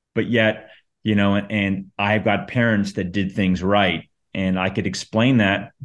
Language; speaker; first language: English; native; English